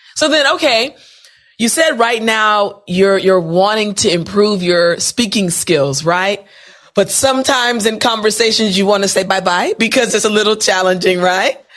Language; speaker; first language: English; native; English